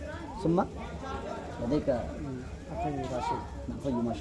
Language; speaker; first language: Arabic; non-native, fluent; Urdu